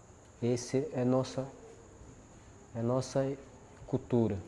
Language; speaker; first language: Portuguese; non-native, local second language; Yanomámi